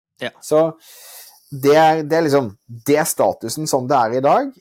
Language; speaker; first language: Norwegian; native; Norwegian